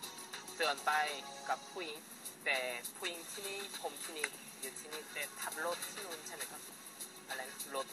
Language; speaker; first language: Thai; non-native, learner; Korean